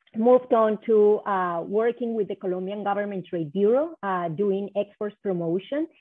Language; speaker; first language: English; non-native, fluent; Spanish